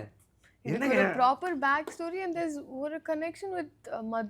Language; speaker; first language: Tamil; non-native, learner; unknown